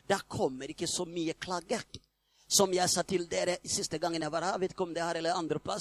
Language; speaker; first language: Swedish; non-native, fluent; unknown